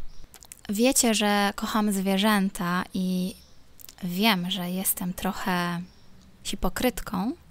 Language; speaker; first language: Polish; non-native, local second language; Ukrainian